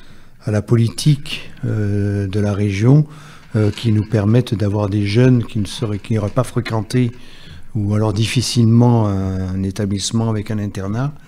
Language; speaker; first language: French; native; French